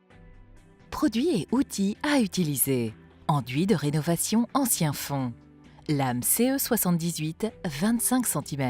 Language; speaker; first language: French; native; French